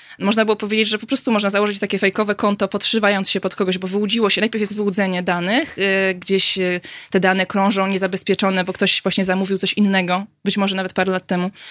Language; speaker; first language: Polish; native; Polish